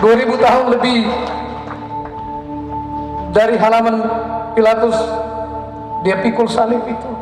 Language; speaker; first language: Indonesian; non-native, local second language; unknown